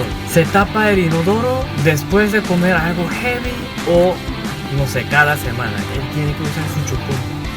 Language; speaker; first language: Spanish; non-native, learner; Korean